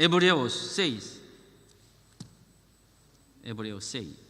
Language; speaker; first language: Spanish; non-native, learner; Korean